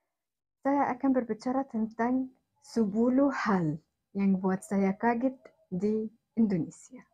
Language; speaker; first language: Indonesian; non-native, fluent; Arabic